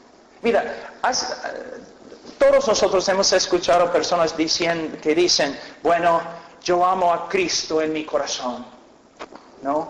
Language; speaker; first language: Spanish; non-native, fluent; English